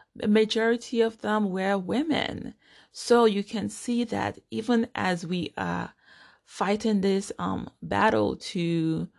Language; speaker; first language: English; non-native, local second language; Igbo